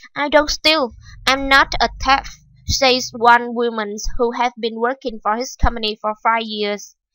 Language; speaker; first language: English; non-native, fluent; Vietnamese